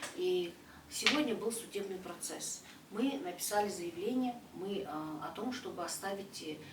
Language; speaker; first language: Russian; non-native, local second language; Kazakh